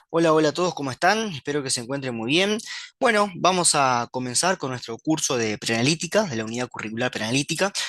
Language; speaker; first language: Spanish; native; Spanish